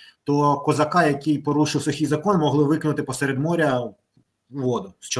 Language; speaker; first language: Ukrainian; native; Ukrainian